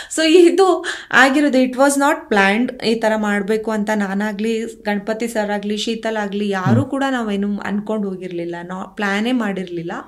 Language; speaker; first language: Kannada; native; Kannada